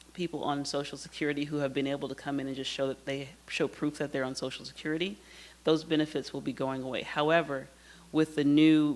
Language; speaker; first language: English; native; English